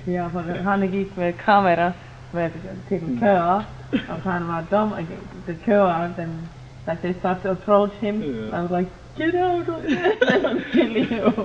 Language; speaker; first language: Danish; non-native, learner; Finnish